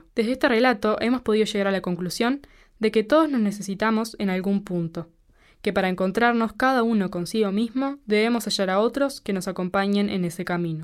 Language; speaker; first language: Spanish; native; Spanish